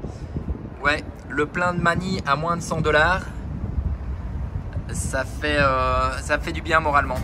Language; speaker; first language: French; native; French